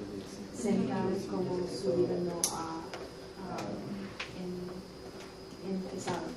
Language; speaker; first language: Spanish; non-native, learner; English